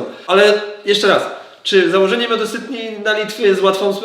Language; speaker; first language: Polish; native; Polish